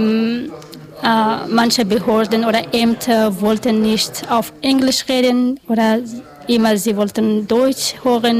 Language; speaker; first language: German; non-native, learner; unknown